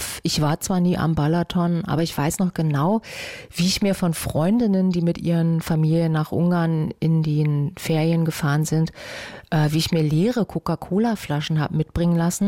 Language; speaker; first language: German; native; German